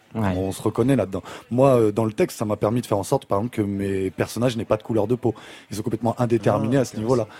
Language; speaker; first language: French; native; French